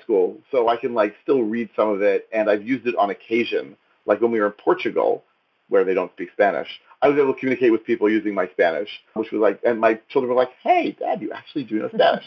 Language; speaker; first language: English; native; English